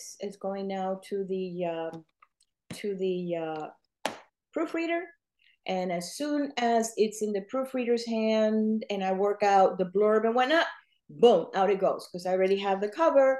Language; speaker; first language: English; non-native, fluent; Spanish